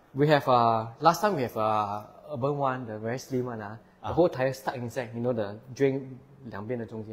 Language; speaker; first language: English; non-native, local second language; Chinese